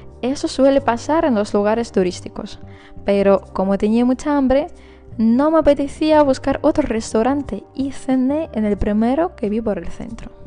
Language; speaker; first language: Spanish; non-native, fluent; Russian